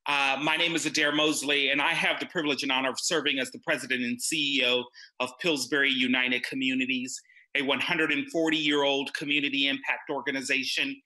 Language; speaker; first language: English; native; English